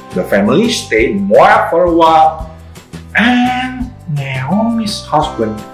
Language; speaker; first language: English; non-native, fluent; Indonesian